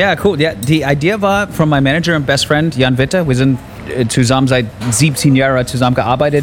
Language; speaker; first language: German; non-native, learner; English